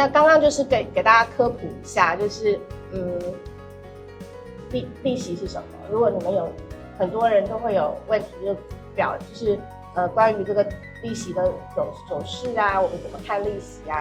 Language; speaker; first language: Chinese; native; Chinese